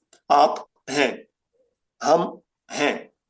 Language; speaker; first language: Hindi; non-native, fluent; Ukrainian